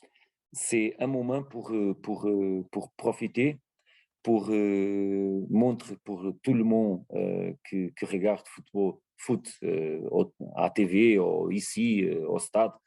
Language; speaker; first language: French; non-native, learner; Portuguese